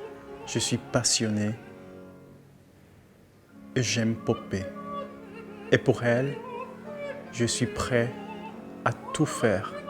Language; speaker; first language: French; non-native, fluent; Spanish